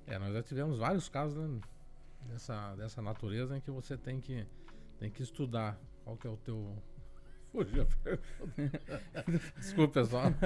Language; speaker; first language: Portuguese; native; Portuguese